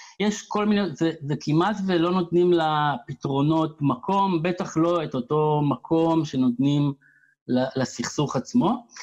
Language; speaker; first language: Hebrew; native; Hebrew